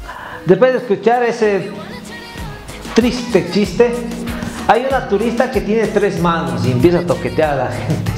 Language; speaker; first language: Spanish; native; Spanish